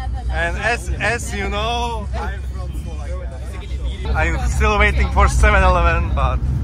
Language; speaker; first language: English; non-native, learner; Slovak